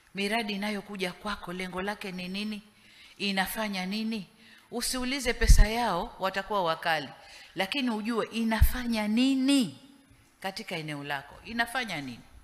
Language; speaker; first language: Swahili; native; Swahili